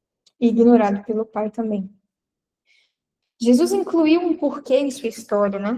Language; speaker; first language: Portuguese; native; Portuguese